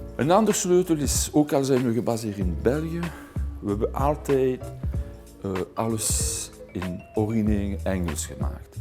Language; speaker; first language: Dutch; non-native, local second language; French